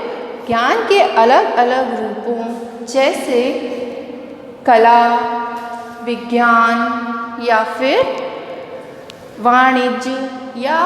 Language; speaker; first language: Hindi; native; Hindi